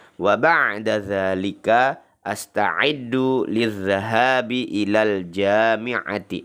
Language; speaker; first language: Arabic; non-native, learner; Indonesian